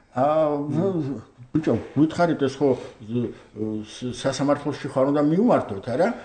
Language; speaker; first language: Georgian; non-native, local second language; Armenian